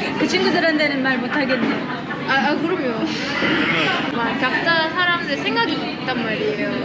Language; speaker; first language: Korean; non-native, fluent; Indonesian